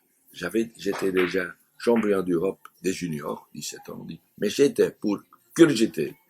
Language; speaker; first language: French; non-native, fluent; Dutch